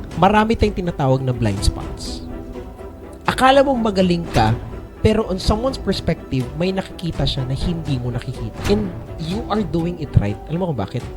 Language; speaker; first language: Filipino; non-native, local second language; Cebuano